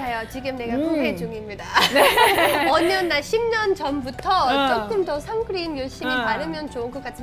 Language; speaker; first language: Korean; non-native, fluent; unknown